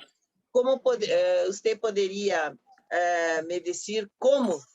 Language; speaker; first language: Spanish; non-native, fluent; Portuguese